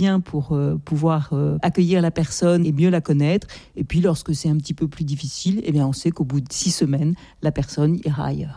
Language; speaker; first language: French; native; French